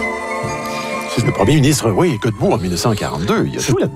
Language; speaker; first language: French; native; French